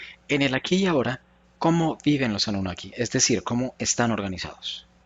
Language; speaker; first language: Spanish; native; Spanish